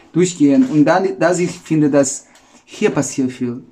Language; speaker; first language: German; non-native, fluent; Portuguese